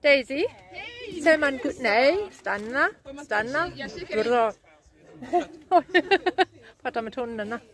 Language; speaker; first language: Swedish; non-native, learner; German